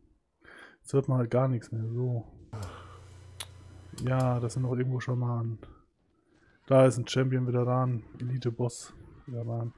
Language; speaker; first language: German; native; German